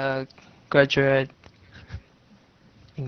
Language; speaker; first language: English; non-native, learner; Chinese